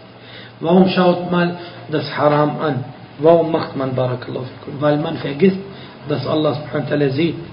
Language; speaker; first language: German; non-native, fluent; Arabic